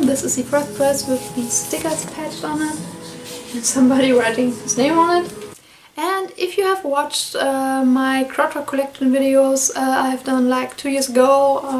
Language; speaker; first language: English; non-native, fluent; German